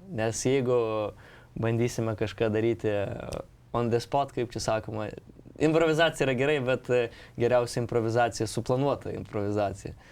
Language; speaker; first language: Lithuanian; non-native, local second language; Polish